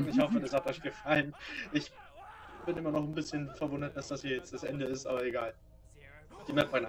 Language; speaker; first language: German; native; German